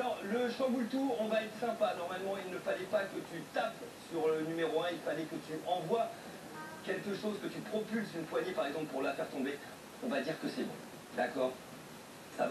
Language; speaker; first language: French; native; French